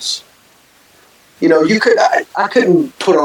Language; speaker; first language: English; native; English